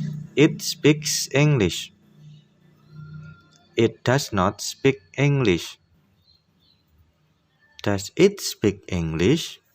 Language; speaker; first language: English; non-native, fluent; Indonesian